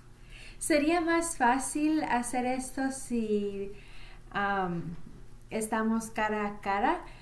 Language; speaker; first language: Spanish; early bilingual, heritage; Spanish